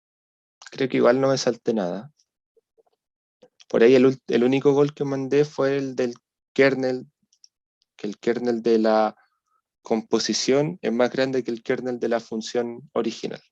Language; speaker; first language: Spanish; native; Spanish